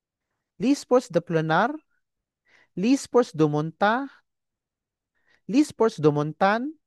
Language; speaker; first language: French; non-native, learner; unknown